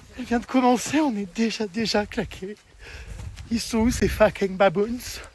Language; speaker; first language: French; native; French